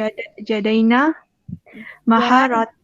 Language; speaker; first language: Arabic; non-native, learner; Malay